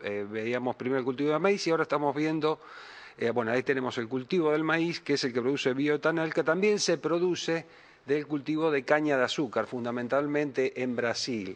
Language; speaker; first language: Spanish; native; Spanish